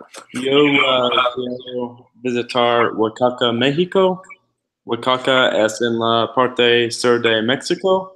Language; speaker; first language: Spanish; non-native, learner; English